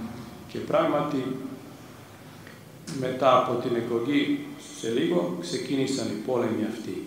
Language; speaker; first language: Greek; non-native, fluent; Serbian